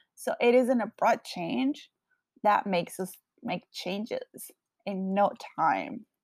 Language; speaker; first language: English; non-native, fluent; Spanish